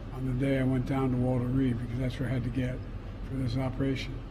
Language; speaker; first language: English; native; English